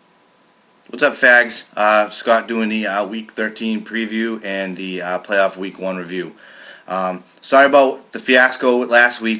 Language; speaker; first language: English; native; English